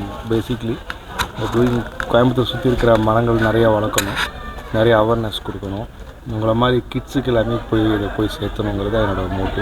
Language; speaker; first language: Tamil; native; Tamil